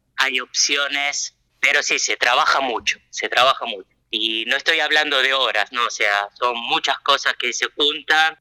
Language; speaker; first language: Spanish; early bilingual, other home language; Japanese